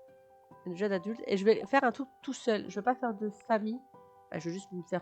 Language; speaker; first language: French; native; French